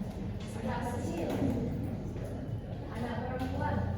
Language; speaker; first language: Indonesian; non-native, learner; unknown